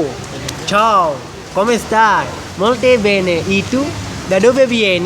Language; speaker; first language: Italian; non-native, learner; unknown